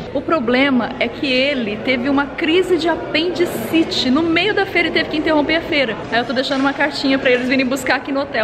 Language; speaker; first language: Portuguese; native; Portuguese